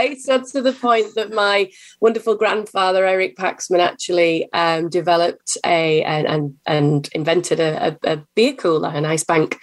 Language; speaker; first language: English; native; English